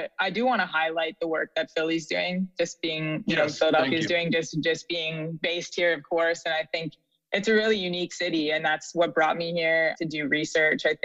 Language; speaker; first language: English; native; English